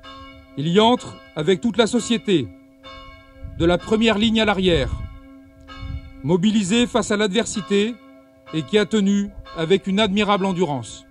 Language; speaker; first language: French; native; French